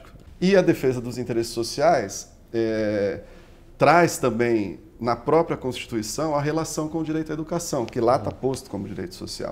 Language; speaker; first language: Portuguese; native; Portuguese